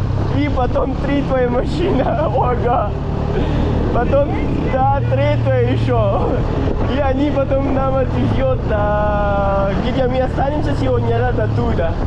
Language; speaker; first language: Russian; non-native, learner; Pashto